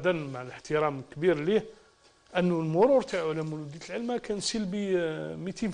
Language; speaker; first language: Arabic; native; Arabic